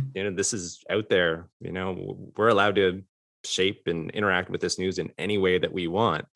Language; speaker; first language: English; native; English